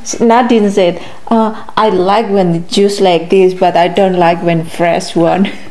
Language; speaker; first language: English; non-native, learner; Javanese